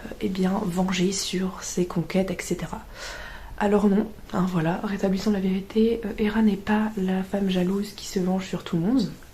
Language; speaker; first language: French; native; French